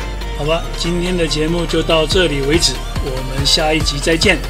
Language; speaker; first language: Chinese; native; Chinese